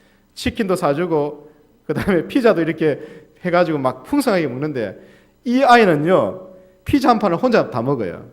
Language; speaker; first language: Korean; native; Korean